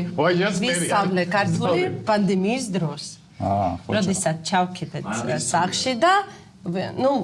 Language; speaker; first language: Georgian; non-native, fluent; Russian